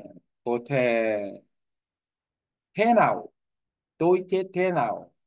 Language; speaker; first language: Vietnamese; non-native, learner; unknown